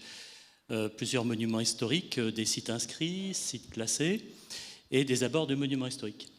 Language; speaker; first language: French; native; French